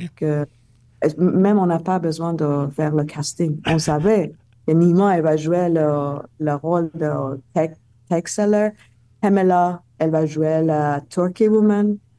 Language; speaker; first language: French; non-native, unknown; Persian